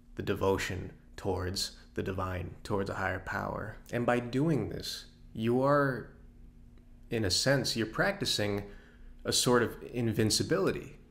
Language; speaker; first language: English; native; English